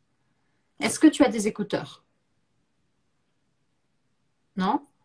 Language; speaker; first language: French; non-native, fluent; Portuguese